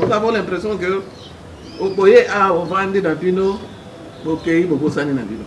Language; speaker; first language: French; non-native, local second language; Lingala